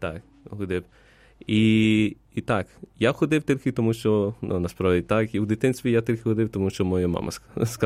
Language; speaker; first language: Ukrainian; non-native, fluent; Spanish